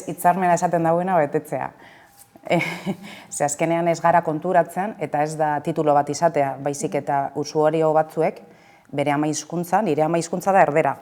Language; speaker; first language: Basque; native; Basque